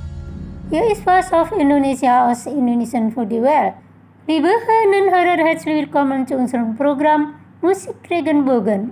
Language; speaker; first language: German; non-native, fluent; Indonesian